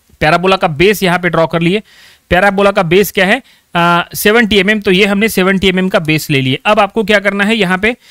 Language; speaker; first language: Hindi; non-native, local second language; Marathi